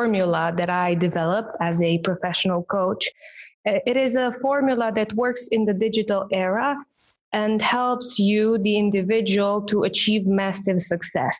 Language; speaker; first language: English; non-native, fluent; Romanian